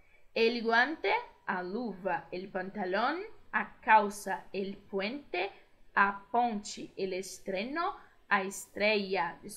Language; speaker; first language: Spanish; non-native, fluent; Portuguese